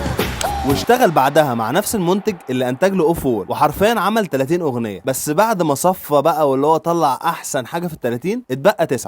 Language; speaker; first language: Arabic; native; Arabic